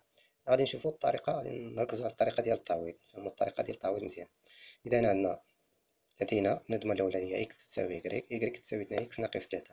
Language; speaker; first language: Arabic; native; Arabic